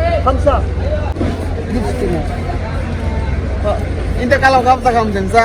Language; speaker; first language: Arabic; non-native, learner; Bangla